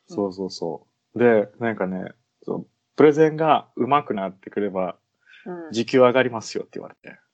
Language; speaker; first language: Japanese; native; Japanese